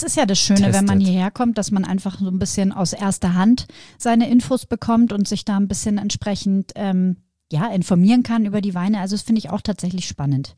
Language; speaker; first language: German; native; German